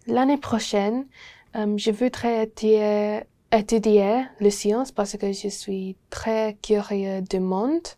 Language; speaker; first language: French; non-native, learner; English